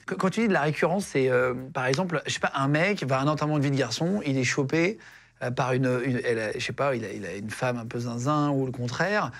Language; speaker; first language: French; native; French